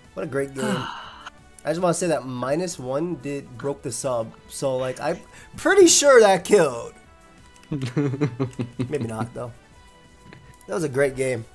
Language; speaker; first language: English; native; English